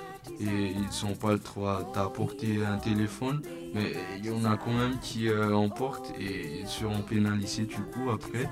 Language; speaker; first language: French; non-native, local second language; Malagasy